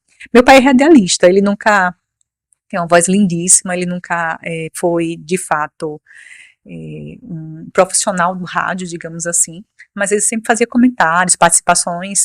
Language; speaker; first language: Portuguese; native; Portuguese